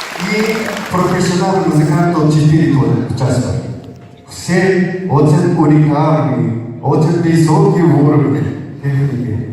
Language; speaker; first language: Russian; non-native, learner; Japanese